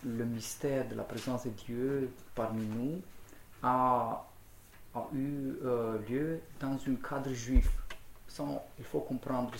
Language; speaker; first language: French; non-native, fluent; Romanian